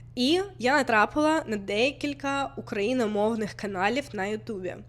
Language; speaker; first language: Ukrainian; non-native, local second language; Russian